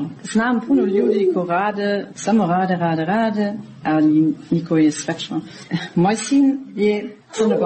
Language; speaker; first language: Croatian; non-native, learner; German